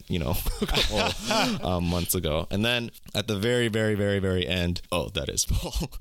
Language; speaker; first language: English; native; English